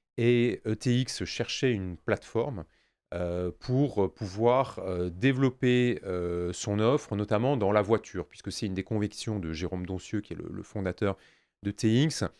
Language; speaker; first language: French; native; French